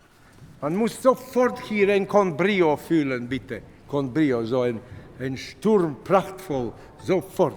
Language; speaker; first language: German; non-native, fluent; Latvian